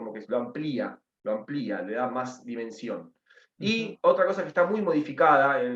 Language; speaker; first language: Spanish; native; Spanish